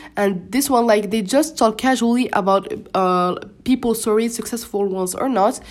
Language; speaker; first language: English; non-native, fluent; Arabic